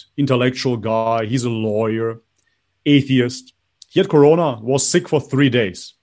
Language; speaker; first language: English; non-native, fluent; Macedonian